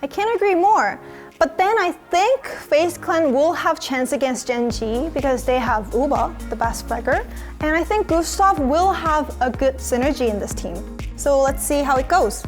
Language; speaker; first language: English; non-native, fluent; Korean